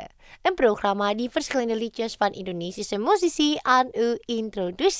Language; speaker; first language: Dutch; non-native, fluent; Indonesian